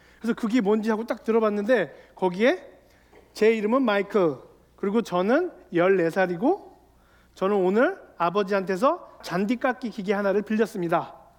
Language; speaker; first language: Korean; native; Korean